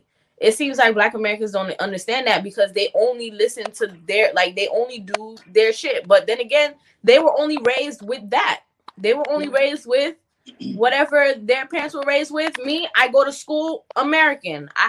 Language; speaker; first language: English; native; English